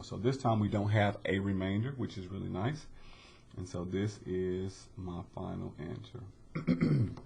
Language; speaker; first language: English; native; English